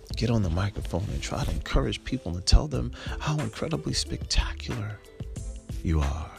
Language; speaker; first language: English; native; English